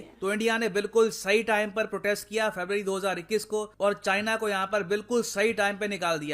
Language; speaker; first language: Hindi; native; Hindi